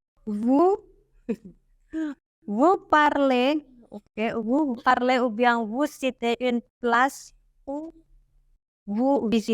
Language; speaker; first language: French; non-native, fluent; Indonesian